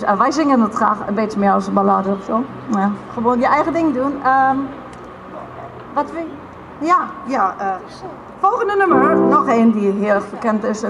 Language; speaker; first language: Dutch; non-native, fluent; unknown